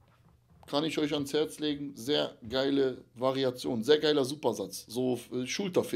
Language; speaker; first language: German; native; German